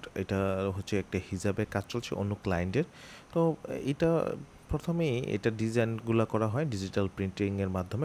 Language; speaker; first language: Bangla; native; Bangla